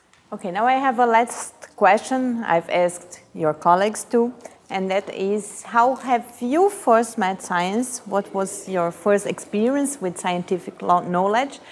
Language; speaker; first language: English; non-native, fluent; Portuguese